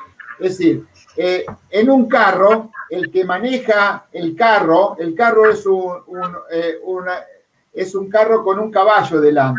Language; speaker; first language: Spanish; native; Spanish